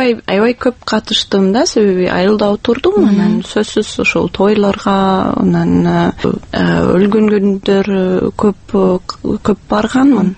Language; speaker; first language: Kyrgyz; non-native, fluent; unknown